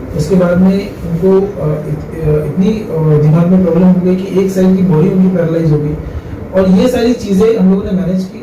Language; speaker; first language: Hindi; non-native, local second language; Marathi